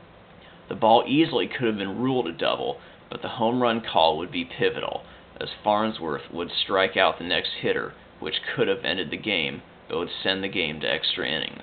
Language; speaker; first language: English; native; English